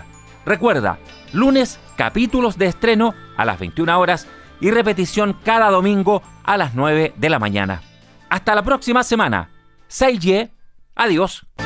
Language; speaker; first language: Spanish; native; Spanish